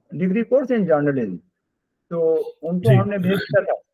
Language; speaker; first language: Hindi; native; Hindi